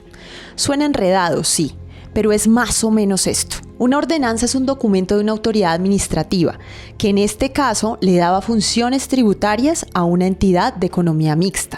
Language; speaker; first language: Spanish; native; Spanish